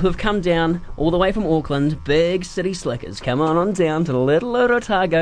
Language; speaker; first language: English; native; English